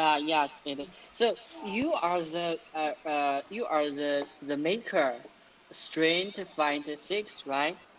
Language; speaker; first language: English; non-native, learner; Chinese